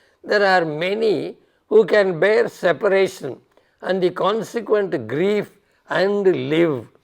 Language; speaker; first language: English; non-native, local second language; Tamil